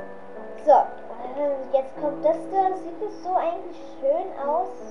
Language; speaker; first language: German; native; German